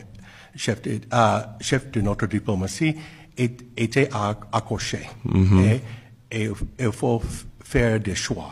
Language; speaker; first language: French; non-native, fluent; English